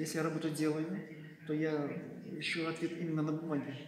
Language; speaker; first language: Russian; native; Russian